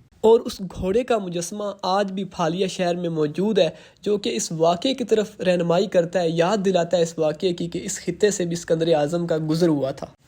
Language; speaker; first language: Urdu; non-native, local second language; Punjabi